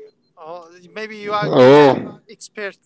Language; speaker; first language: English; non-native, fluent; Kurdish